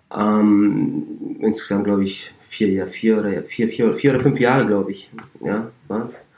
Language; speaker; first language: German; native; German